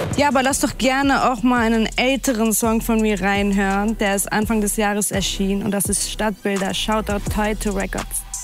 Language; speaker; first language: German; early bilingual, other home language; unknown